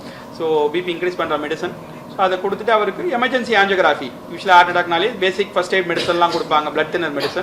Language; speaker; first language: Tamil; native; Tamil